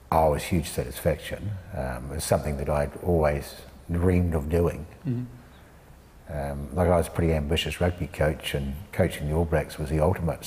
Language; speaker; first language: English; native; English